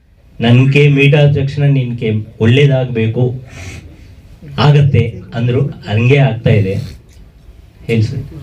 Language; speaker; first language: Kannada; non-native, fluent; Telugu